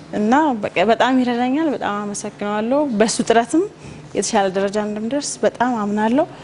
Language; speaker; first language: Amharic; native; Amharic